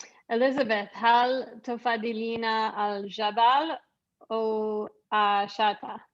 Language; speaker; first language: Arabic; non-native, learner; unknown